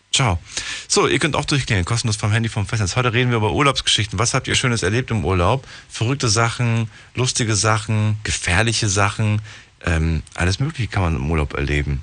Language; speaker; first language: German; native; German